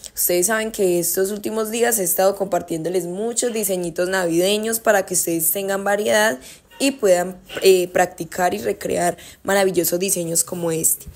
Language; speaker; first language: Spanish; native; Spanish